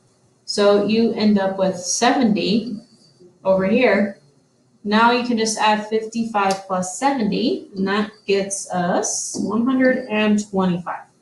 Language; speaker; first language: English; native; English